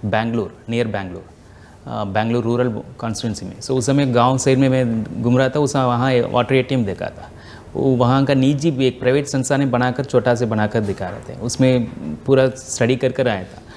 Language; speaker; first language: Hindi; non-native, local second language; Tamil